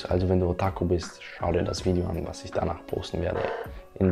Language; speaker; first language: German; native; German